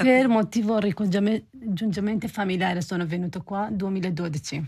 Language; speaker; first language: Italian; non-native, learner; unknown